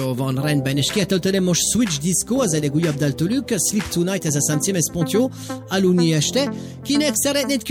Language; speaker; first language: Hungarian; native; Hungarian